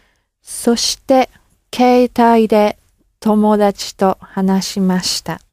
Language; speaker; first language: Japanese; non-native, learner; English